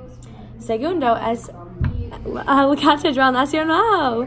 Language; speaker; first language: Spanish; non-native, learner; English